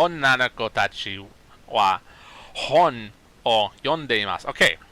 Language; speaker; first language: Japanese; non-native, learner; English